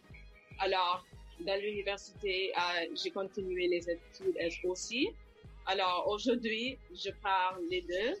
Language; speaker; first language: French; non-native, local second language; English